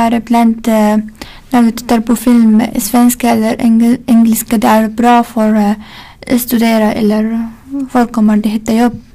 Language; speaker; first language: Swedish; non-native, learner; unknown